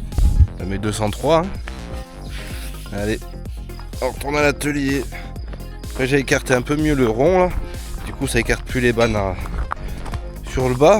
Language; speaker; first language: French; native; French